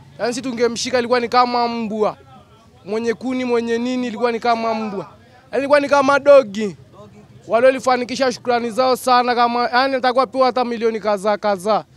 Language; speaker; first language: Swahili; native; Swahili